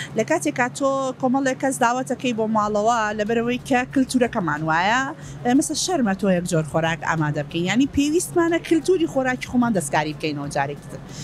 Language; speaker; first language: Central Kurdish; native; Central Kurdish